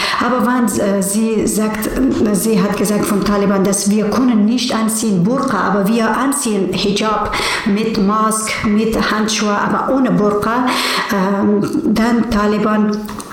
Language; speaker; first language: German; non-native, learner; Persian